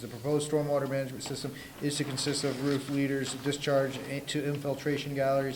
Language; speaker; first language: English; native; English